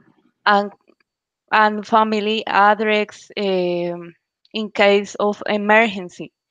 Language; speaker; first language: English; non-native, learner; Spanish